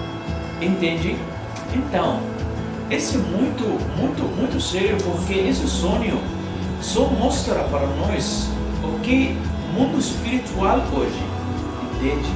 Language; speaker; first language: Portuguese; non-native, learner; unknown